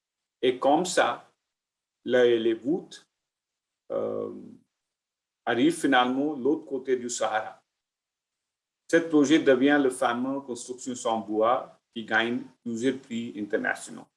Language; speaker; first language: French; non-native, learner; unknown